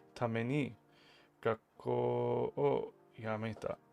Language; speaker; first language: Japanese; non-native, learner; English